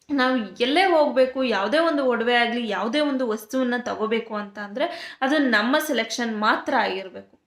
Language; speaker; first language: Kannada; native; Kannada